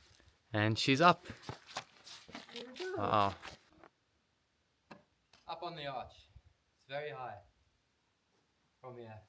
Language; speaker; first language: English; native; English